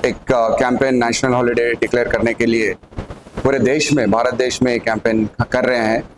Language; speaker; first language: Hindi; non-native, local second language; Telugu